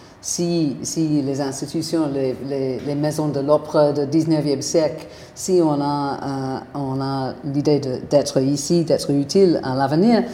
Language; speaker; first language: French; non-native, fluent; English